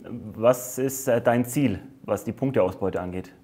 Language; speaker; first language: German; native; German